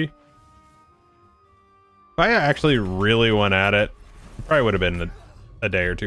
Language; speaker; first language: English; native; English